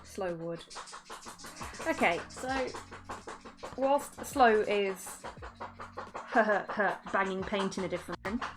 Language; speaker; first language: English; native; English